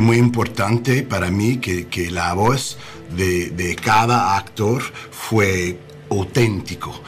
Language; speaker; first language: Spanish; non-native, learner; English